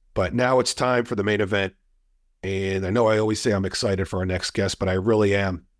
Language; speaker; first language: English; native; English